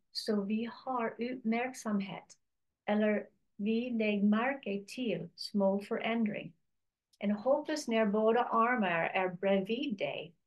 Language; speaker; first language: Swedish; non-native, learner; English